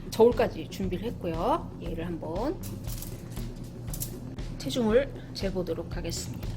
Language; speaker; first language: Korean; native; Korean